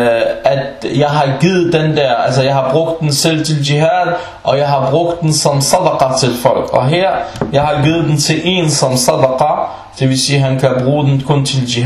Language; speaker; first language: Danish; early bilingual, other home language; Arabic